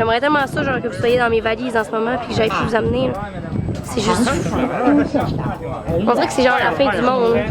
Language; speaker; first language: French; native; French